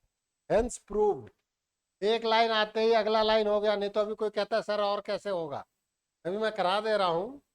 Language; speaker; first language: Hindi; native; Hindi